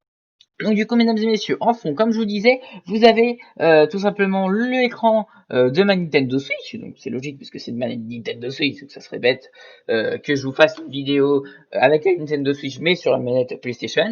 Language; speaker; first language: French; native; French